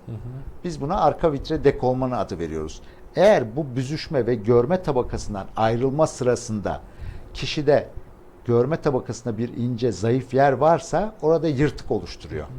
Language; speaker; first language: Turkish; native; Turkish